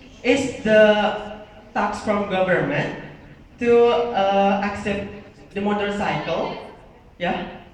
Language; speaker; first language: English; non-native, learner; Indonesian